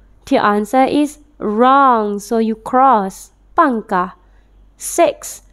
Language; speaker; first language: English; non-native, local second language; Malay